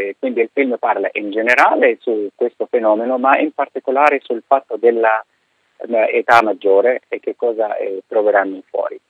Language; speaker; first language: Italian; non-native, fluent; Arabic